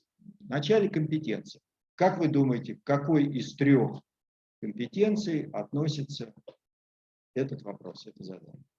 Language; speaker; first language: Russian; native; Russian